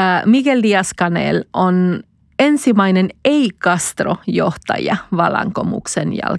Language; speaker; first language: Finnish; non-native, fluent; Spanish